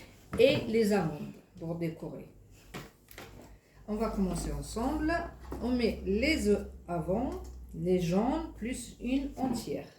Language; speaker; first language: French; non-native, fluent; Arabic